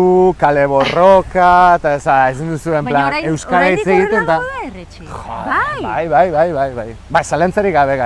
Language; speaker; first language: Basque; non-native, fluent; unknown